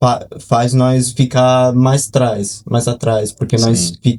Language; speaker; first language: Portuguese; early bilingual, heritage; Portuguese